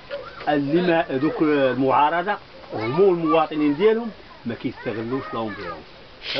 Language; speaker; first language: Arabic; native; Arabic